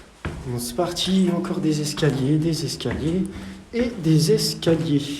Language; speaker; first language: French; native; French